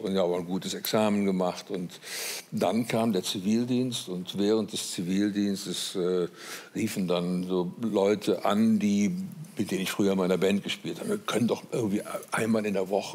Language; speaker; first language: German; native; German